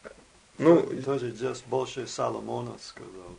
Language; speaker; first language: Russian; non-native, fluent; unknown